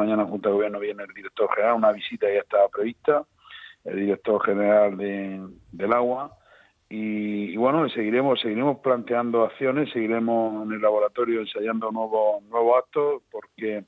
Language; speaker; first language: Spanish; native; Spanish